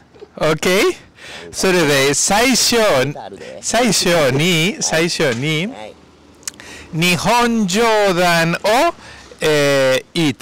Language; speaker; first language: Japanese; non-native, learner; Spanish